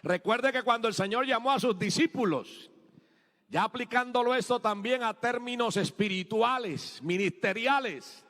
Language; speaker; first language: Spanish; native; Spanish